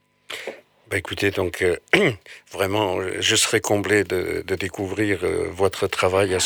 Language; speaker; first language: French; non-native, fluent; Portuguese